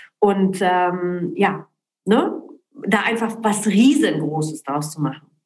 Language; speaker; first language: German; early bilingual, other home language; Polish